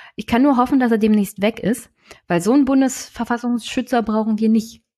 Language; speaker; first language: German; native; German